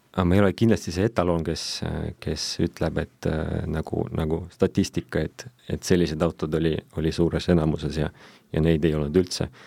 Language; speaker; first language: Estonian; non-native, local second language; Russian